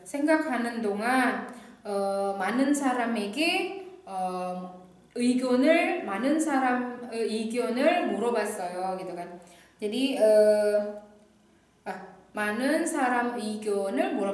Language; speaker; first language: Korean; non-native, fluent; Indonesian